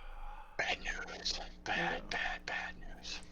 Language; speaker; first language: English; native; English